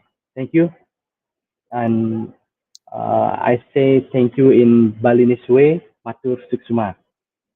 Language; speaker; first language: English; non-native, fluent; Indonesian